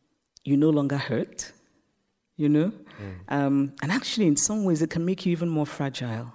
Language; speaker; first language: English; non-native, local second language; Igbo